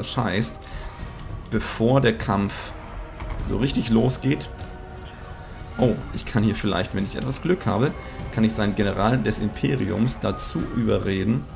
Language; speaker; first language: German; native; German